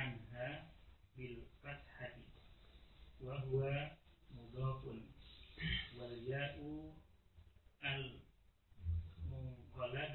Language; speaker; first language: Arabic; non-native, learner; Indonesian